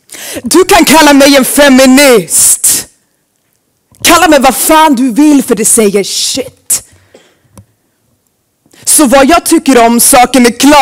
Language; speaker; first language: Swedish; native; Swedish